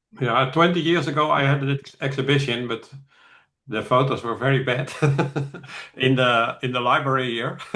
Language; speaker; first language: English; non-native, fluent; Dutch